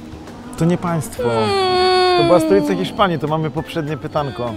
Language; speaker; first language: Polish; native; Polish